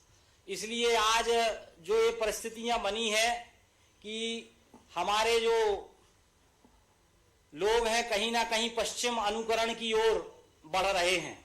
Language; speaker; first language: Hindi; native; Hindi